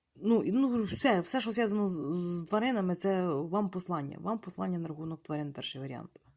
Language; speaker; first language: Ukrainian; non-native, local second language; Russian